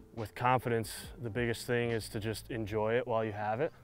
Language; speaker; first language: English; native; English